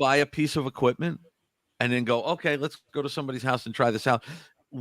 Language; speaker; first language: English; native; English